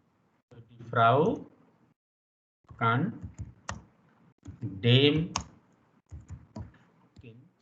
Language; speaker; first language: German; non-native, learner; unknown